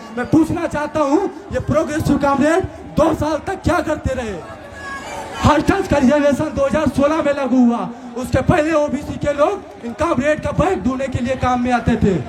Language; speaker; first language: Hindi; native; Hindi